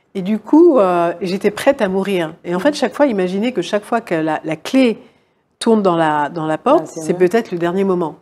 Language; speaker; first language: French; native; French